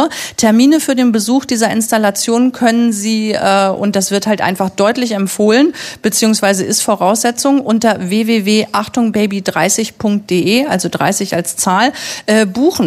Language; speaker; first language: German; native; German